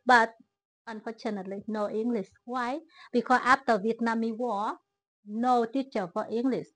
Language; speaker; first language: English; non-native, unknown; Vietnamese